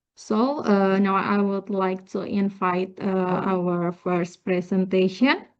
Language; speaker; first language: English; non-native, learner; Indonesian